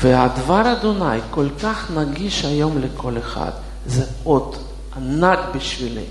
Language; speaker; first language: Hebrew; non-native, fluent; Russian